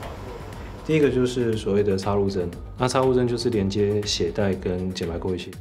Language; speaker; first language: Chinese; native; Chinese